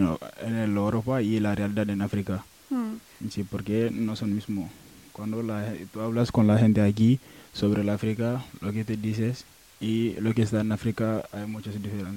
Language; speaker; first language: Spanish; non-native, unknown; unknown